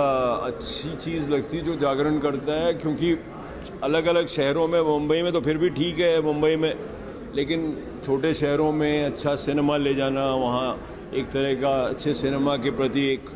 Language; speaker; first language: Hindi; native; Hindi